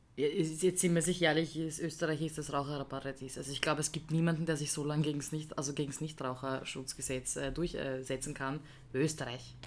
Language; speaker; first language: German; early bilingual, other home language; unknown